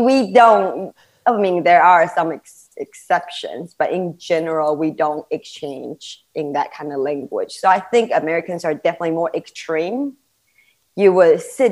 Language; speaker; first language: English; non-native, fluent; Chinese